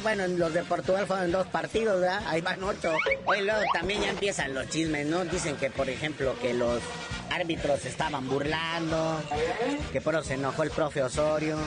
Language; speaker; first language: Spanish; native; Spanish